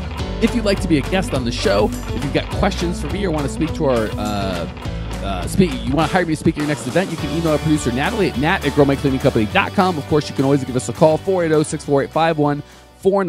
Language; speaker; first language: English; native; English